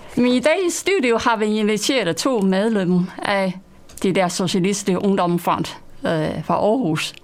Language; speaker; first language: Danish; non-native, fluent; Chinese